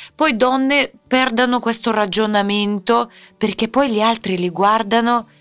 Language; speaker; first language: Italian; non-native, fluent; Russian